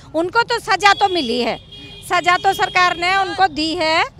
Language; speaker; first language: Hindi; native; Hindi